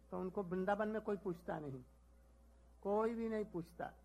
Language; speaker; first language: Hindi; native; Hindi